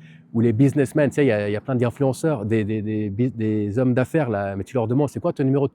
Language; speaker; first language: French; native; French